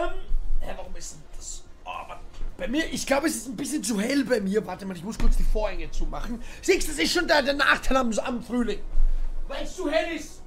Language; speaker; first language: German; native; German